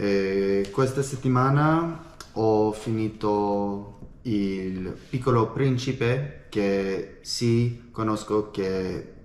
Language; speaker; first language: Italian; non-native, learner; English